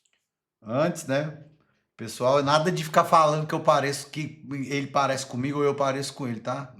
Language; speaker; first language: Portuguese; native; Portuguese